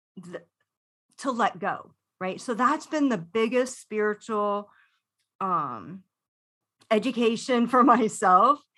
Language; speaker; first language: English; native; English